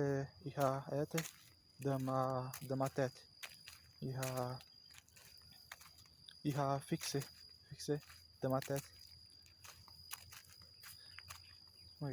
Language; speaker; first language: French; non-native, learner; Portuguese